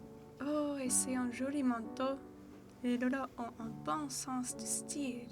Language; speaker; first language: French; non-native, learner; English